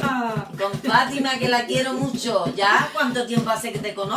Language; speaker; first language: Spanish; native; Spanish